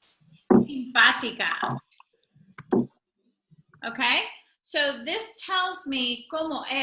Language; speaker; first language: Spanish; non-native, fluent; English